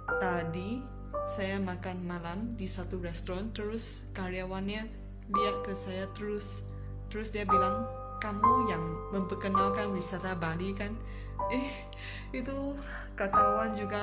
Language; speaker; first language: Indonesian; non-native, fluent; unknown